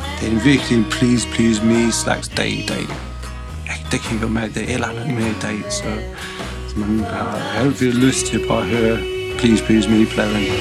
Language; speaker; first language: Danish; non-native, fluent; English